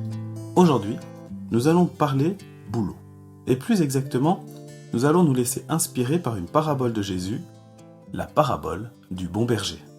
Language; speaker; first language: French; native; French